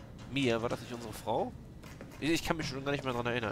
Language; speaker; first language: German; native; German